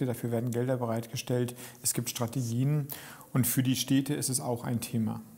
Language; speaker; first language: German; native; German